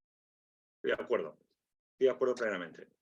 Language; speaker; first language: Spanish; native; Spanish